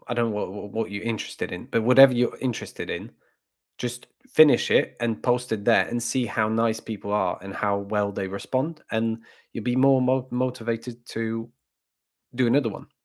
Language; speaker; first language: English; non-native, fluent; Polish